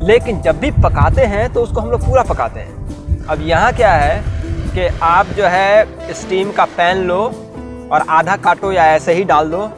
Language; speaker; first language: Hindi; native; Hindi